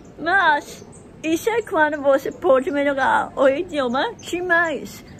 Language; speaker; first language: Portuguese; non-native, learner; German